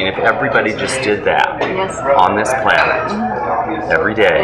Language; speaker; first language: English; native; English